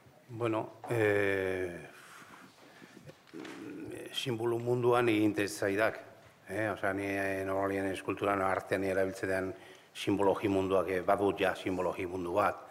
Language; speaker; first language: Basque; non-native, local second language; Spanish